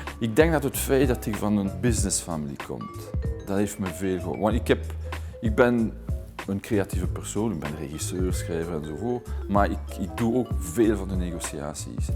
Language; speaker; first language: Dutch; non-native, local second language; French